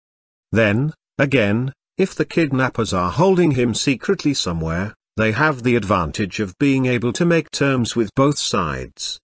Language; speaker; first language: English; non-native, fluent; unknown